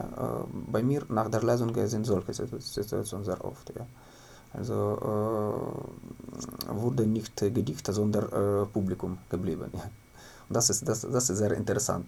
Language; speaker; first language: German; non-native, learner; Ukrainian